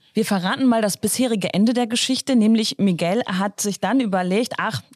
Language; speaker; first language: German; native; German